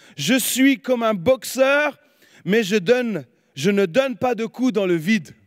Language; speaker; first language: French; native; French